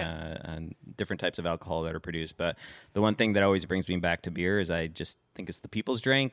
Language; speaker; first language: English; native; English